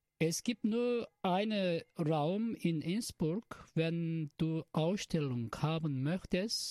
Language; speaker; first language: German; non-native, learner; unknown